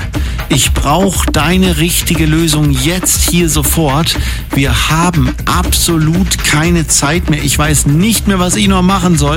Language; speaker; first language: German; native; German